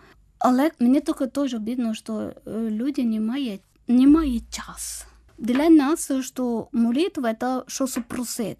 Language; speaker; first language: Ukrainian; non-native, learner; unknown